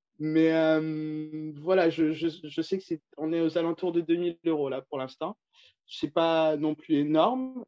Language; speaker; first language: French; native; French